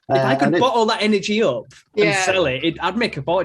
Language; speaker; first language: English; native; English